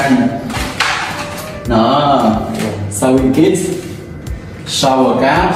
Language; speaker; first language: Vietnamese; native; Vietnamese